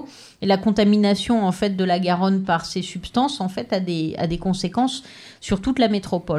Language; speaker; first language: French; native; French